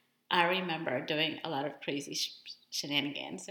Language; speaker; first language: English; early bilingual, other home language; Spanish